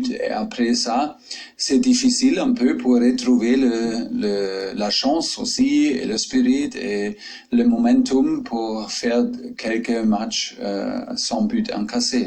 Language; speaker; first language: French; non-native, fluent; German